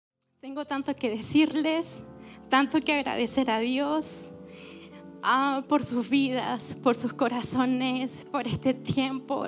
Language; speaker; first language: Spanish; native; Spanish